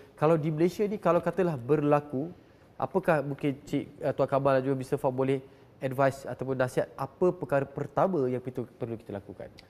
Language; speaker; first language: Malay; native; Malay